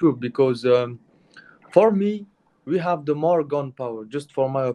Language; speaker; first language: English; non-native, learner; Mongolian